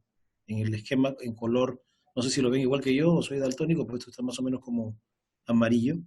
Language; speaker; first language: Spanish; native; Spanish